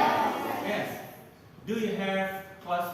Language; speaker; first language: English; non-native, learner; Indonesian